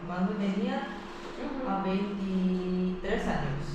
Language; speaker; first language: Spanish; non-native, learner; Korean